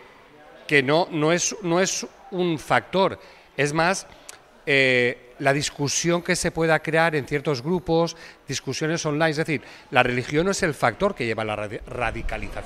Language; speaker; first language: Spanish; non-native, local second language; Catalan